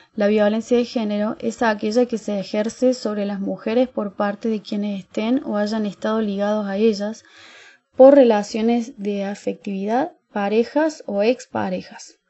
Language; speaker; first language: Spanish; native; Spanish